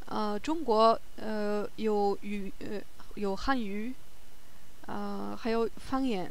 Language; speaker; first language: Chinese; non-native, learner; German